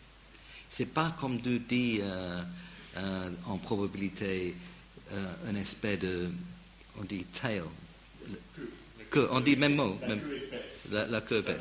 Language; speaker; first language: French; non-native, fluent; English